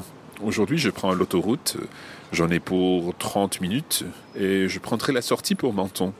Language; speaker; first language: French; non-native, fluent; English